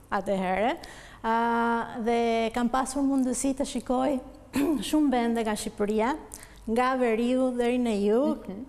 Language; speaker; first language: Albanian; non-native, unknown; Spanish